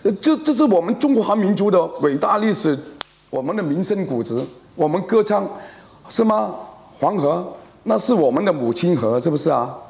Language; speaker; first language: Chinese; native; Chinese